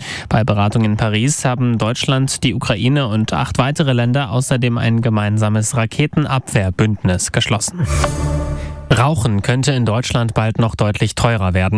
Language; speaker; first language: German; native; German